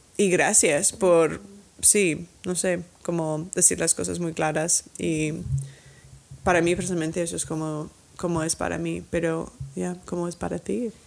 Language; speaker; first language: Spanish; non-native, fluent; English